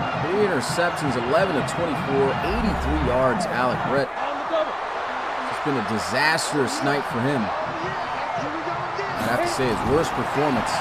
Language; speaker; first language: English; native; English